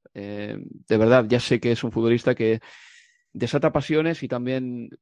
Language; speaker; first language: Spanish; native; Spanish